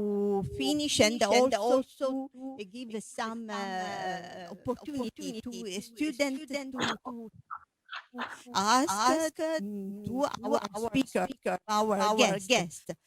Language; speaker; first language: English; non-native, fluent; Italian